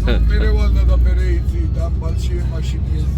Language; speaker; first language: Russian; non-native, learner; Georgian